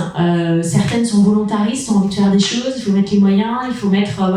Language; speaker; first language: French; native; French